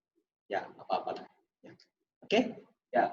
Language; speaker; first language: Indonesian; non-native, fluent; Japanese